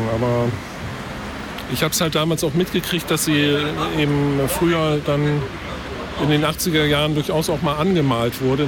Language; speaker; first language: German; native; German